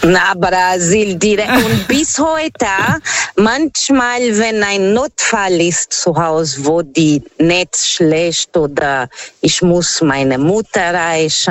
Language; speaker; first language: German; non-native, fluent; Portuguese